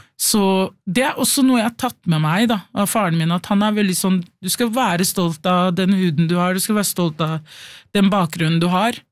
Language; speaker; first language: Norwegian; early bilingual, other home language; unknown